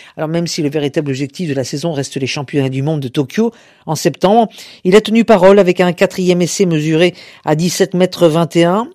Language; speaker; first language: French; native; French